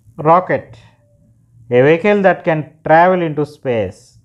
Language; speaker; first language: English; non-native, local second language; Telugu